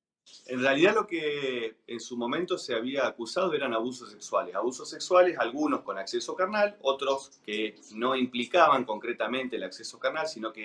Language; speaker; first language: Spanish; native; Spanish